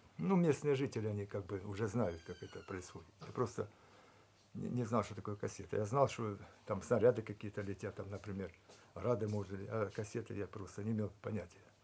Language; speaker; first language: Russian; native; Russian